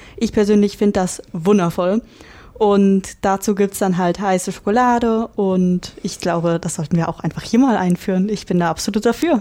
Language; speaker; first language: German; native; German